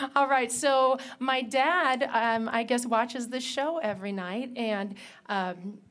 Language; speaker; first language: English; native; English